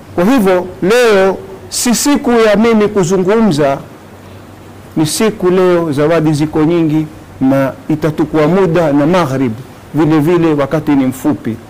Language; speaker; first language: Swahili; native; Swahili